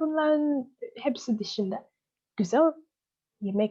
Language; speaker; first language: Turkish; non-native, fluent; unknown